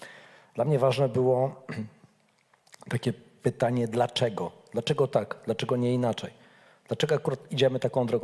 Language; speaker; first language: Polish; native; Polish